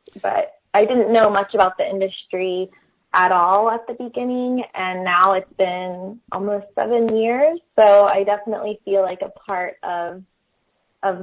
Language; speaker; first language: English; native; English